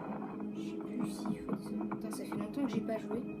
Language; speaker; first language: French; native; French